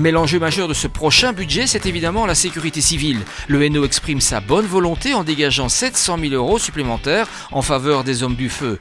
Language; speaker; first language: French; native; French